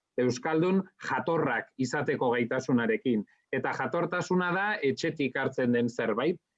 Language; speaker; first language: Basque; non-native, local second language; Spanish